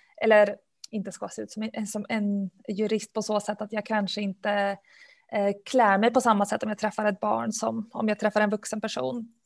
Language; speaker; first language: Swedish; early bilingual, other home language; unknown